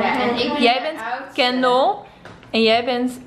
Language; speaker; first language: Dutch; native; Dutch